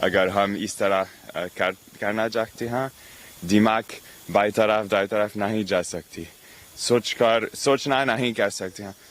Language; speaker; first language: Hindi; non-native, learner; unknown